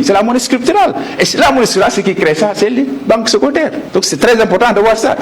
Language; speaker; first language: French; non-native, local second language; Wolof